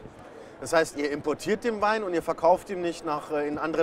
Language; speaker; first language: German; native; German